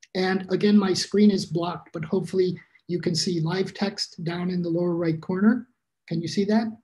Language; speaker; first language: English; native; English